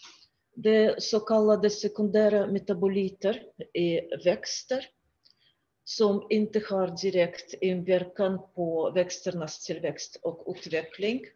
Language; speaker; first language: Swedish; non-native, fluent; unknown